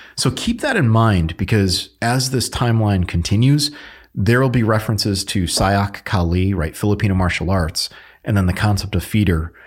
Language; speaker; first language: English; early bilingual, other home language; Filipino